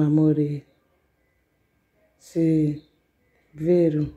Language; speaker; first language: Italian; non-native, learner; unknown